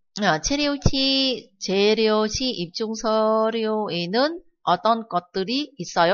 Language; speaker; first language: Korean; non-native, fluent; Vietnamese